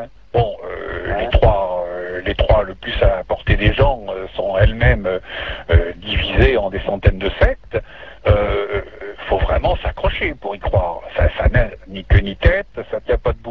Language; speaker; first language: French; native; French